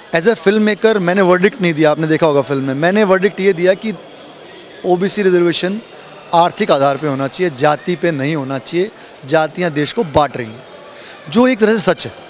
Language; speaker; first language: Hindi; native; Hindi